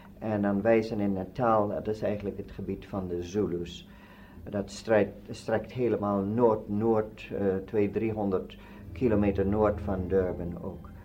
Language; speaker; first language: Dutch; native; Dutch